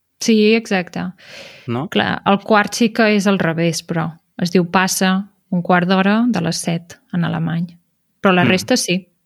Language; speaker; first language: Catalan; native; Catalan